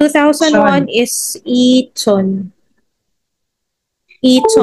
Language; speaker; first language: Korean; non-native, fluent; Filipino